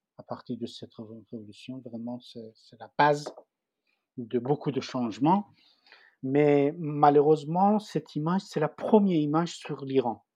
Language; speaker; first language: French; non-native, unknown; Persian